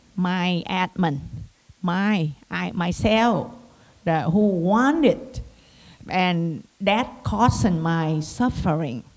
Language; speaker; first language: English; non-native, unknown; Vietnamese